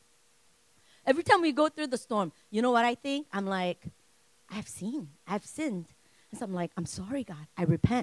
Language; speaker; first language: English; native; English